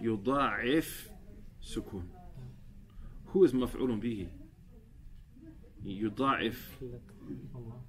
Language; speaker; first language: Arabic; non-native, fluent; English